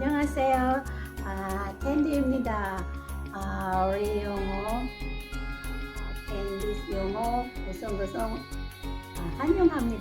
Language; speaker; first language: Korean; non-native, learner; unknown